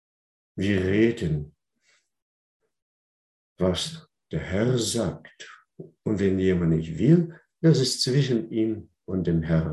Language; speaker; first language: German; non-native, fluent; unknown